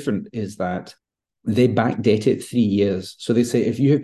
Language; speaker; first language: English; native; English